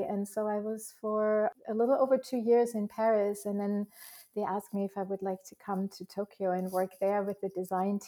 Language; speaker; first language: English; non-native, fluent; German